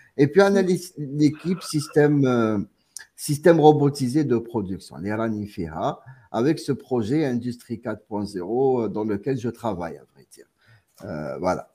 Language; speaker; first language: French; non-native, local second language; Arabic